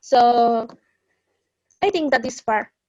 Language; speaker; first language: English; non-native, learner; Spanish